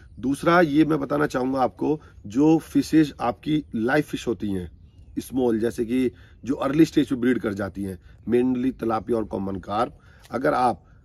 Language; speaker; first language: Hindi; native; Hindi